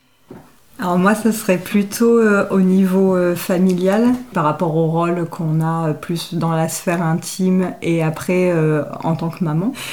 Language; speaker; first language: French; native; French